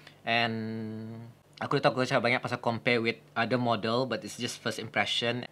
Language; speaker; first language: English; non-native, local second language; Malay